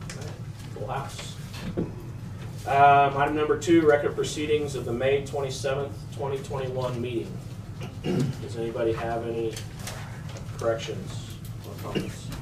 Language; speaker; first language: English; native; English